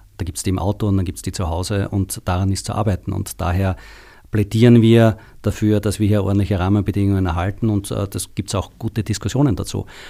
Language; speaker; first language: German; native; German